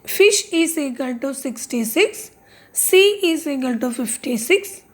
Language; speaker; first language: English; non-native, local second language; Malayalam